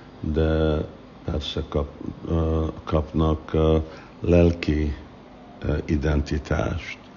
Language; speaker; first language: Hungarian; non-native, fluent; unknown